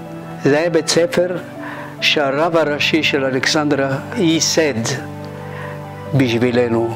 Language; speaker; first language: Hebrew; non-native, fluent; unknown